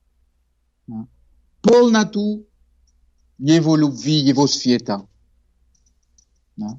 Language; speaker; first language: Russian; non-native, fluent; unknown